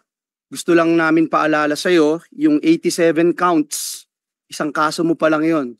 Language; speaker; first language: Filipino; native; Filipino